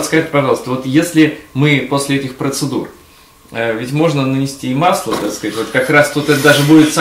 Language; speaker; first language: Russian; native; Russian